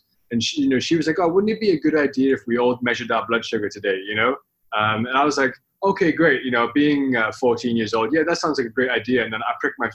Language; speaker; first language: English; native; English